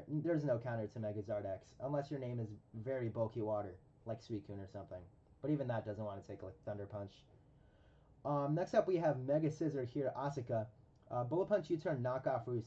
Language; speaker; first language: English; native; English